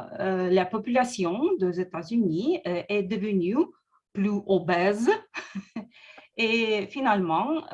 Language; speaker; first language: French; non-native, learner; Russian